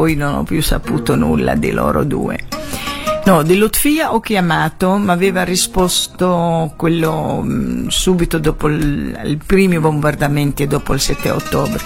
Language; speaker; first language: Italian; non-native, fluent; Arabic